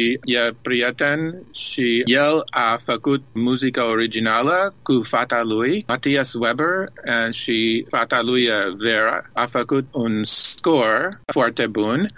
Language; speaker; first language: Romanian; early bilingual, heritage; Romanian